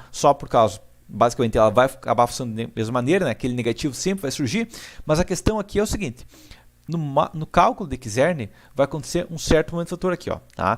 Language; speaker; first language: Portuguese; native; Portuguese